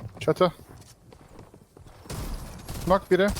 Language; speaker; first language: Turkish; native; Turkish